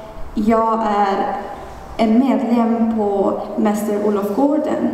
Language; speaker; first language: Swedish; non-native, fluent; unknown